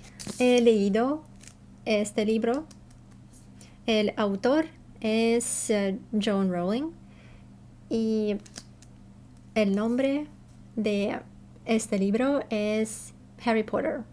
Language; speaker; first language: Spanish; non-native, learner; Russian